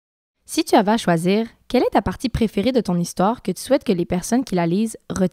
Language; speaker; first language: French; early bilingual, other home language; Chinese